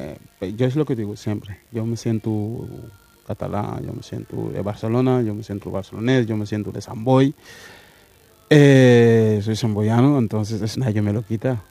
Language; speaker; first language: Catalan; early bilingual, other home language; Wolof